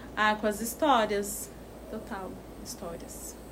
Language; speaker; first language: Portuguese; native; Portuguese